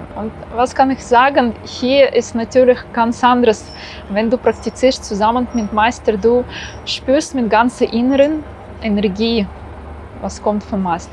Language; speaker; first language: German; non-native, fluent; Russian